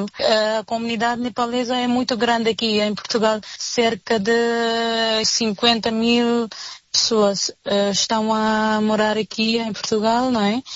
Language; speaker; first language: Portuguese; non-native, fluent; Nepali